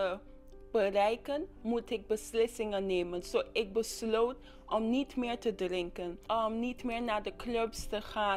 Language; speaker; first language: Dutch; non-native, local second language; English